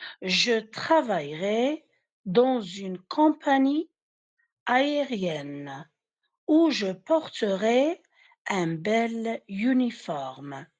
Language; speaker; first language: French; non-native, fluent; Arabic